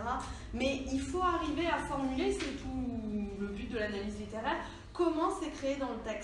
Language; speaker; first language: French; native; French